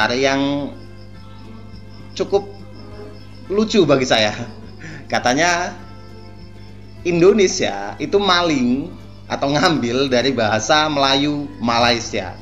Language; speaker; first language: Indonesian; native; Indonesian